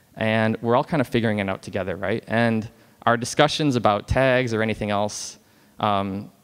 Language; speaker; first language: English; native; English